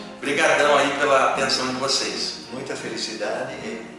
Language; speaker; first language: Portuguese; native; Portuguese